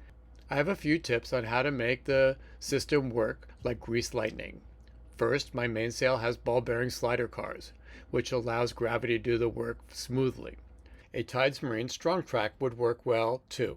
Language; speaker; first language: English; native; English